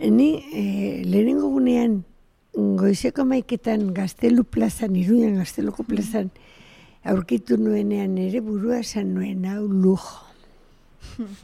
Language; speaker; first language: Basque; non-native, local second language; Spanish